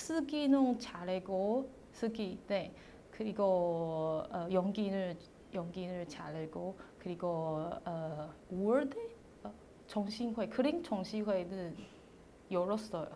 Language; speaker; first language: Korean; non-native, learner; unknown